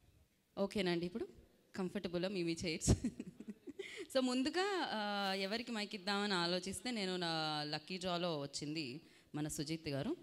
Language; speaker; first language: Telugu; native; Telugu